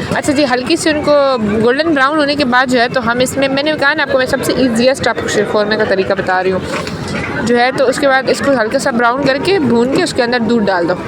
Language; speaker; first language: Urdu; native; Urdu